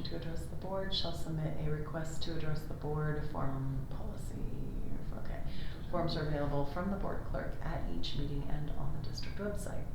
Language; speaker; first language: English; native; English